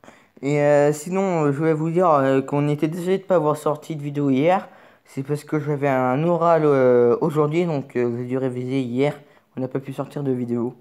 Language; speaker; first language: French; native; French